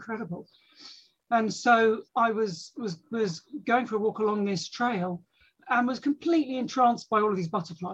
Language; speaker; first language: English; native; English